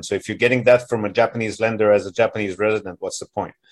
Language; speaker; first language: English; native; English